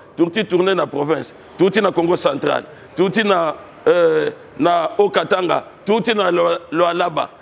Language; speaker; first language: Lingala; native; Lingala